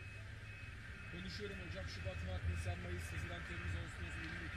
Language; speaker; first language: Turkish; native; Turkish